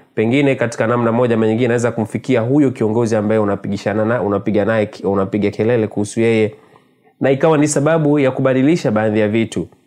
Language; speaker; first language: Swahili; native; Swahili